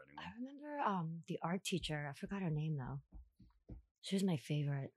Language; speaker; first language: English; early bilingual, other home language; Korean